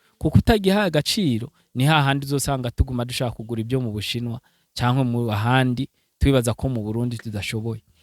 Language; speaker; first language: Rundi; early bilingual, heritage; Rundi